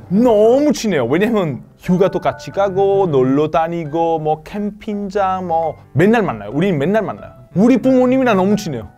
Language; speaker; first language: Korean; non-native, fluent; Italian